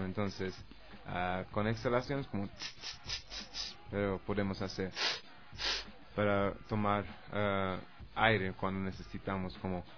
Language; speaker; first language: Spanish; non-native, learner; English